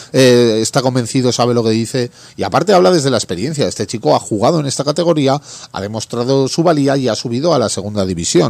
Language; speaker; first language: Spanish; native; Spanish